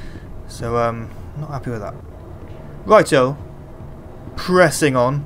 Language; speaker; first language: English; native; English